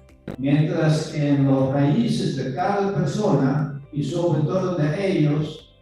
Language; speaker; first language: Spanish; non-native, fluent; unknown